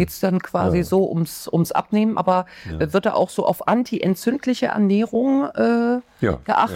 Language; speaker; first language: German; native; German